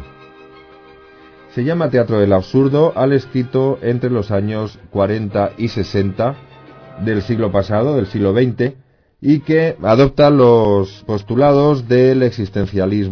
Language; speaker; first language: Spanish; native; Spanish